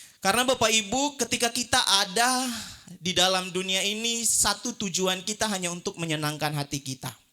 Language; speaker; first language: Indonesian; native; Indonesian